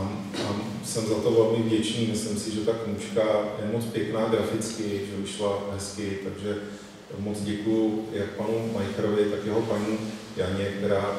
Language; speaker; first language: Czech; native; Czech